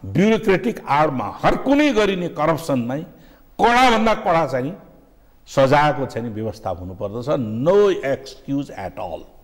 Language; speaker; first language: Nepali; native; Nepali